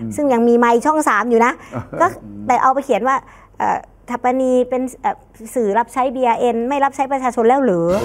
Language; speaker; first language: Thai; native; Thai